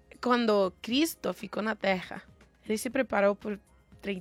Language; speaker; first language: Portuguese; non-native, learner; Spanish